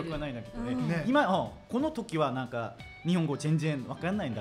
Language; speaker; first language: Japanese; non-native, learner; Korean